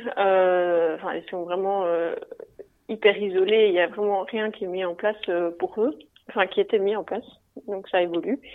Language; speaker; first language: French; native; French